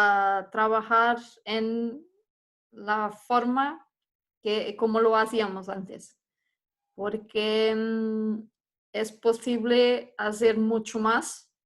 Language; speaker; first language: Spanish; non-native, fluent; Portuguese